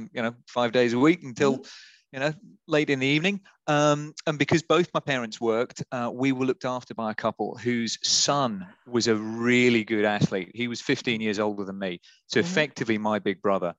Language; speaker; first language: English; native; English